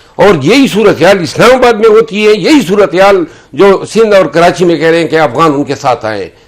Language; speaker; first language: Urdu; non-native, local second language; Pashto